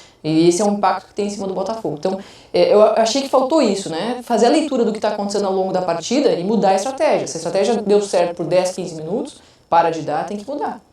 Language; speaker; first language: Portuguese; native; Portuguese